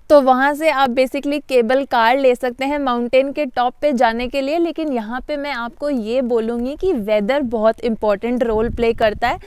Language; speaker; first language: Hindi; native; Hindi